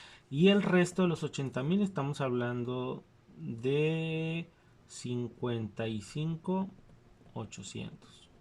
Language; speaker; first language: Spanish; native; Spanish